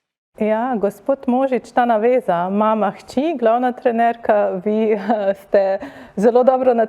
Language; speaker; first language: Slovenian; native; Slovenian